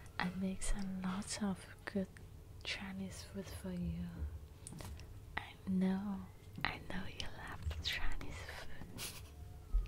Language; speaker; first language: English; non-native, learner; Cantonese